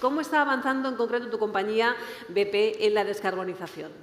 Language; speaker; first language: Spanish; native; Spanish